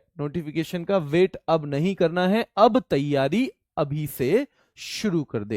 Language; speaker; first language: Hindi; native; Hindi